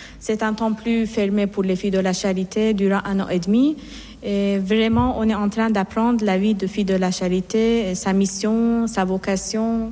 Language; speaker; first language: French; non-native, fluent; Persian